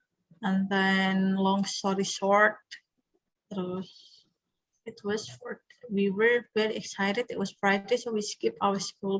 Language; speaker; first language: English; non-native, fluent; Indonesian